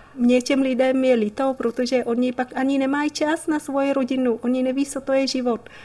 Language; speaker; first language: Czech; non-native, fluent; Vietnamese